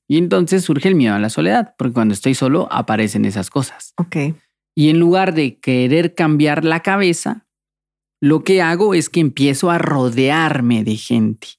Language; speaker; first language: Spanish; native; Spanish